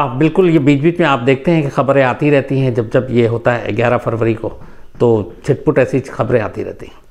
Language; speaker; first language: Hindi; native; Hindi